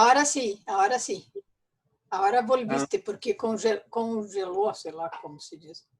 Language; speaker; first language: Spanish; non-native, fluent; Portuguese